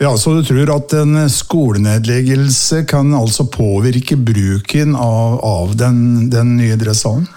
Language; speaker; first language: Norwegian; native; Norwegian